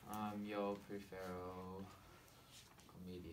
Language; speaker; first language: Spanish; non-native, learner; English